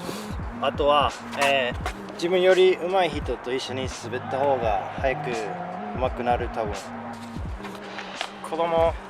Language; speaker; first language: Japanese; non-native, fluent; English